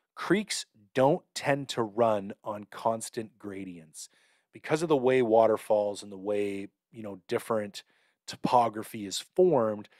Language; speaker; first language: English; native; English